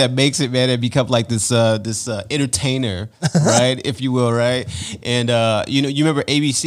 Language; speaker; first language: English; native; English